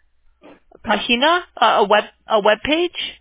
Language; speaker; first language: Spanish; non-native, learner; English